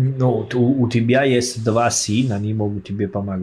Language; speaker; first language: Russian; non-native, learner; Italian